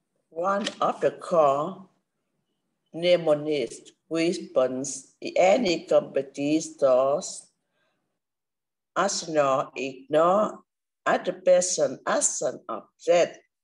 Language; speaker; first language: English; non-native, learner; Vietnamese